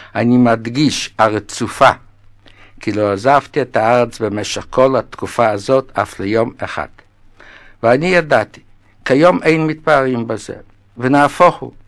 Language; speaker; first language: Hebrew; non-native, fluent; Yiddish